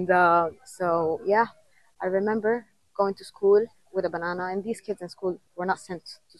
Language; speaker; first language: English; non-native, fluent; Somali